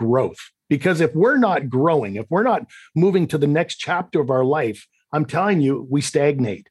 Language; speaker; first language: English; native; English